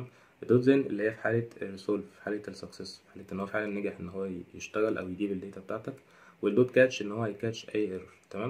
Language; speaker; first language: Arabic; native; Arabic